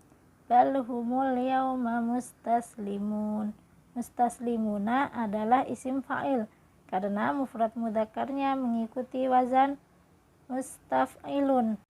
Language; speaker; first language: Indonesian; native; Indonesian